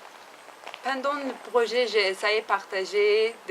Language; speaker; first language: French; non-native, learner; Turkish